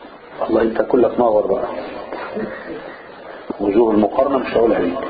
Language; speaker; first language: Arabic; native; Arabic